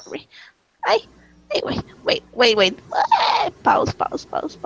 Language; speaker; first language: English; non-native, learner; Spanish